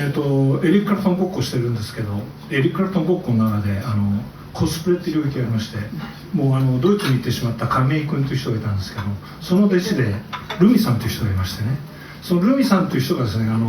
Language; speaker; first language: Japanese; native; Japanese